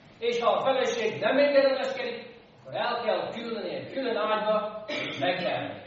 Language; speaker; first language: Hungarian; non-native, fluent; English